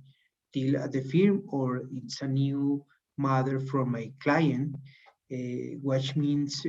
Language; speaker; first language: English; non-native, learner; Spanish